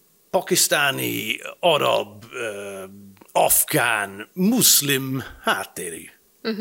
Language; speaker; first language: Hungarian; non-native, fluent; English